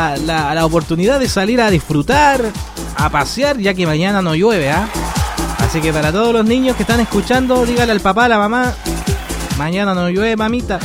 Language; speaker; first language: Spanish; native; Spanish